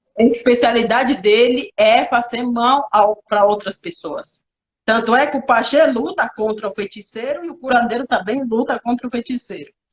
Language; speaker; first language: Portuguese; non-native, local second language; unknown